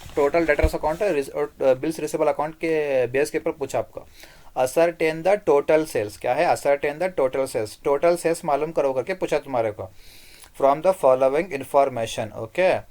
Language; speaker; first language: Hindi; non-native, local second language; Kannada